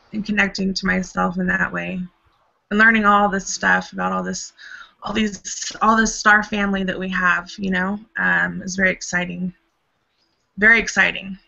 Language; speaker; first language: English; native; English